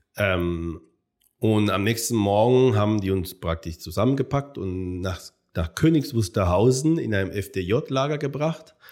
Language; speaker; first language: German; non-native, fluent; Spanish